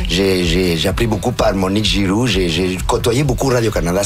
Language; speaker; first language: French; non-native, fluent; Spanish